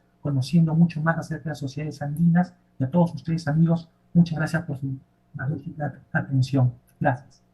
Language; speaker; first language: Spanish; native; Spanish